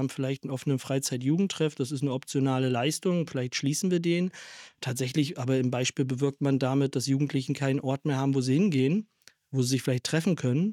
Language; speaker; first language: German; native; German